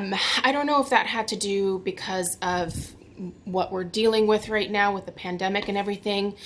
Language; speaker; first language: English; native; English